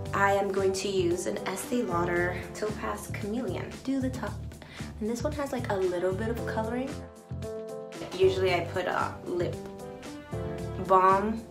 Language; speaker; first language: English; early bilingual, other home language; Spanish